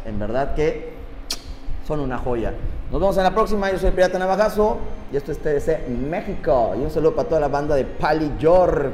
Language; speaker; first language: Spanish; native; Spanish